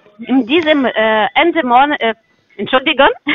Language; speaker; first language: German; non-native, learner; Russian